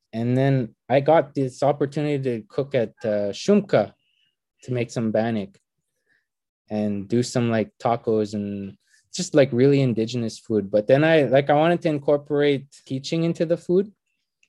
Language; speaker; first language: English; native; English